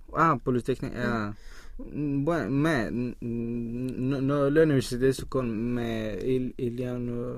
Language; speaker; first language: French; non-native, learner; Swedish